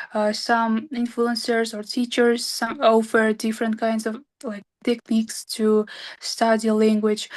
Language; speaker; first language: English; non-native, learner; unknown